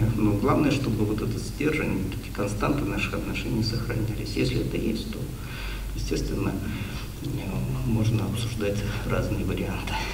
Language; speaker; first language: Russian; native; Russian